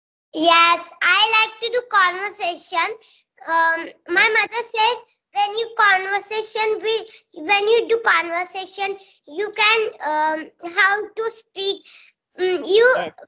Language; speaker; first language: English; non-native, local second language; Marathi